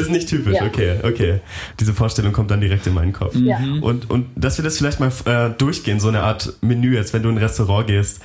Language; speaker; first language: German; native; German